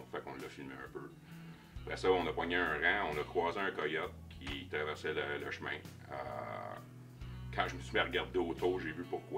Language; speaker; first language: French; native; French